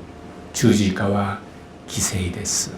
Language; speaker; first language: Japanese; non-native, fluent; Korean